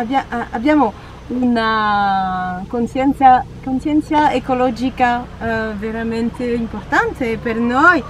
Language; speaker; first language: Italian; non-native, learner; French